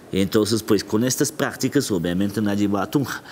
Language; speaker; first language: Spanish; non-native, fluent; Russian